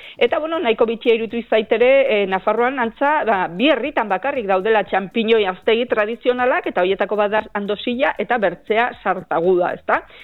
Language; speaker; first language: Basque; native; Basque